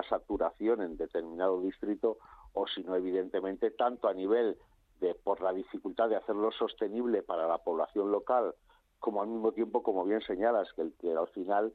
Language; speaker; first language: Spanish; native; Spanish